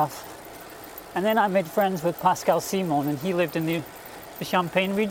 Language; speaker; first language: English; native; English